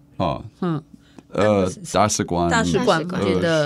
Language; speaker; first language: Chinese; non-native, learner; Czech